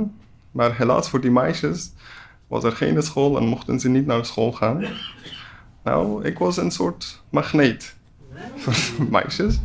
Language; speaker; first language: Dutch; non-native, learner; Persian